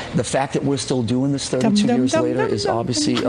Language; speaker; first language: English; early bilingual, other home language; Danish